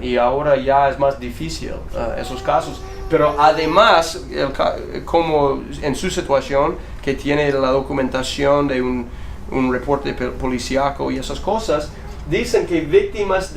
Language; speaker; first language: Spanish; non-native, fluent; English